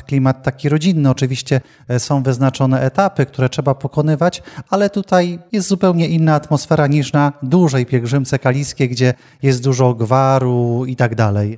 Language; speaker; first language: Polish; native; Polish